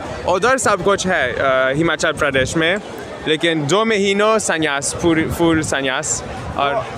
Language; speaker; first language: Hindi; non-native, learner; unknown